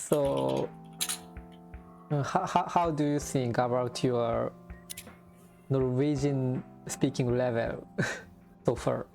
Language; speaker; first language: English; non-native, learner; Japanese